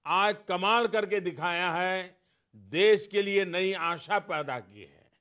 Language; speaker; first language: Hindi; non-native, local second language; Gujarati